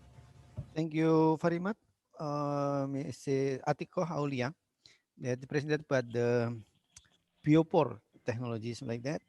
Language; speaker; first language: English; non-native, learner; Indonesian